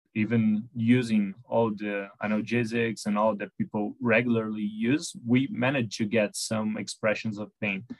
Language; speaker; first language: English; non-native, fluent; Portuguese